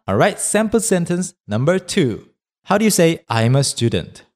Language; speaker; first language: English; non-native, fluent; Korean